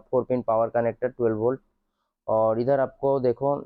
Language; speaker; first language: Hindi; non-native, local second language; Bangla